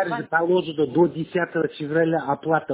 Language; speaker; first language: Russian; non-native, fluent; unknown